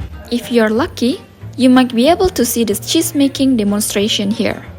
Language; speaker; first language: English; non-native, fluent; Indonesian